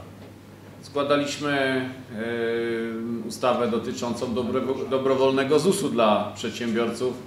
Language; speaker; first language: Polish; native; Polish